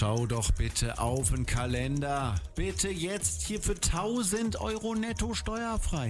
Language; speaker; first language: German; native; German